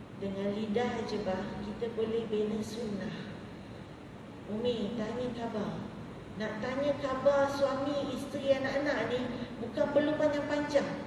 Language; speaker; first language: Malay; native; Malay